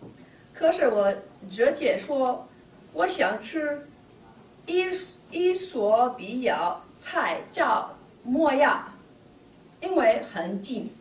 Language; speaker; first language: Chinese; non-native, learner; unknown